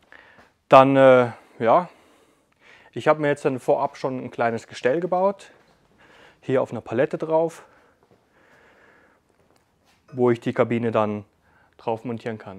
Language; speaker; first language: German; native; German